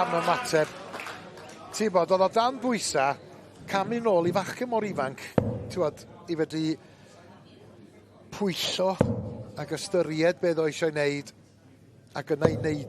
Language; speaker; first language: Welsh; native; Welsh